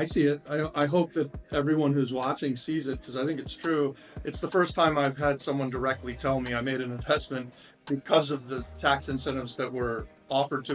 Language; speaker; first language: English; native; English